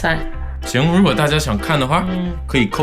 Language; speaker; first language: Chinese; non-native, local second language; English